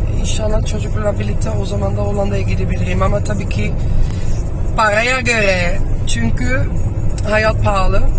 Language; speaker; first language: Turkish; non-native, fluent; Dutch